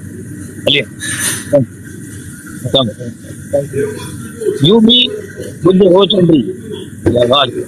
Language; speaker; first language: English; non-native, learner; Sindhi